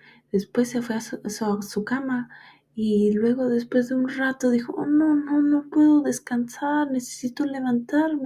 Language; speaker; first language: Spanish; early bilingual, heritage; Spanish